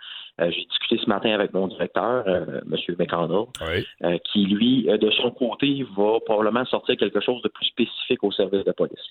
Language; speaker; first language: French; native; French